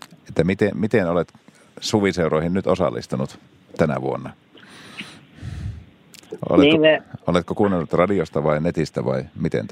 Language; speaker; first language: Finnish; native; Finnish